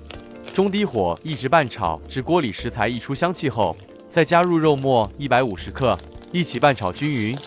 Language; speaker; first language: Chinese; native; Chinese